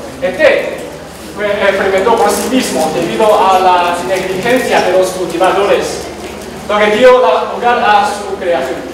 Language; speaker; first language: Spanish; non-native, learner; Chinese